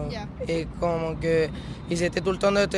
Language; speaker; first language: French; non-native, learner; Spanish